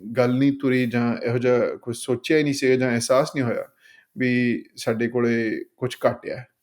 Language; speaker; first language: Punjabi; early bilingual, heritage; Punjabi